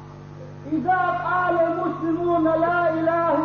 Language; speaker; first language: Arabic; non-native, learner; Chechen